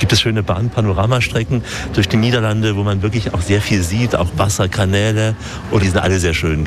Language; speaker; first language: German; native; German